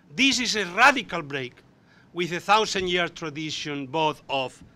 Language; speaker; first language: English; non-native, fluent; Spanish